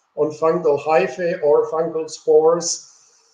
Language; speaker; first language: English; non-native, fluent; German